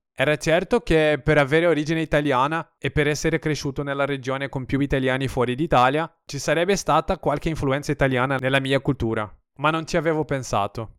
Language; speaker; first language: Italian; non-native, fluent; Portuguese